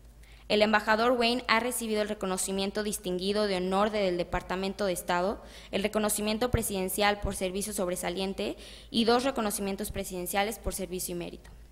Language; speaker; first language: Spanish; native; Spanish